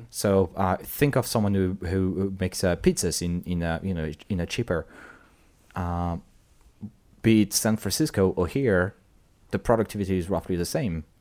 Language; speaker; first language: English; non-native, fluent; French